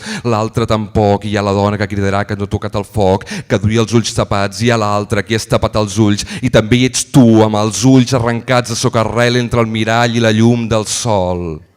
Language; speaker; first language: Catalan; native; Catalan